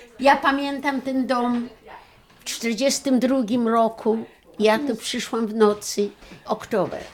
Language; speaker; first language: Polish; non-native, local second language; Yiddish